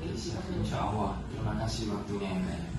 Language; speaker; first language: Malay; non-native, fluent; Indonesian